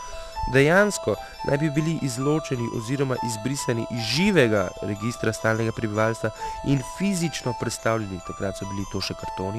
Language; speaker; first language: Slovenian; native; Slovenian